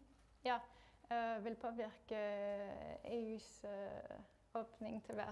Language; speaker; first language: Norwegian; non-native, fluent; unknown